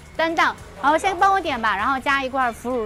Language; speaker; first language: Chinese; native; Chinese